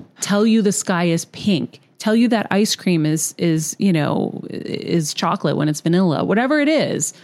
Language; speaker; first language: English; native; English